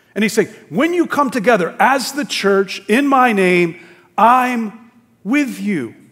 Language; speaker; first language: English; native; English